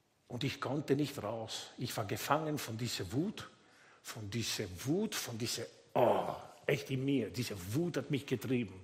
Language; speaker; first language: German; non-native, fluent; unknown